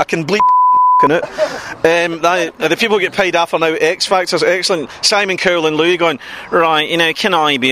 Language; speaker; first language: English; native; English